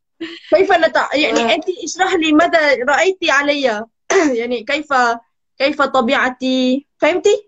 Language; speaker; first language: Arabic; non-native, learner; Malay